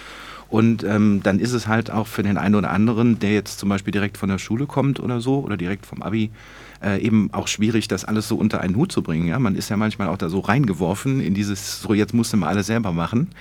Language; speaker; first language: German; native; German